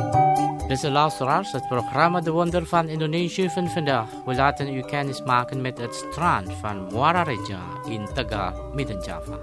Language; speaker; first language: Dutch; non-native, fluent; Indonesian